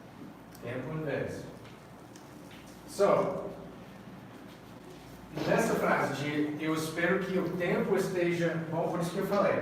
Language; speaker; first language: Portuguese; non-native, fluent; English